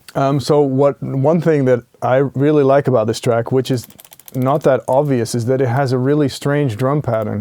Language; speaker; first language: English; non-native, fluent; Dutch